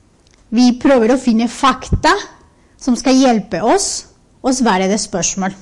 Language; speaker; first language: Norwegian; non-native, fluent; Spanish